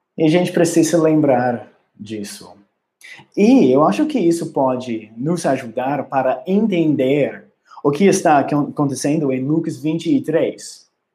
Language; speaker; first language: Portuguese; non-native, learner; English